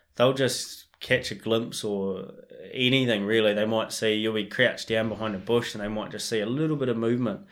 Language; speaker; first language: English; native; English